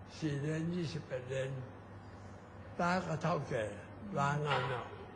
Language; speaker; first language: Thai; non-native, learner; Chinese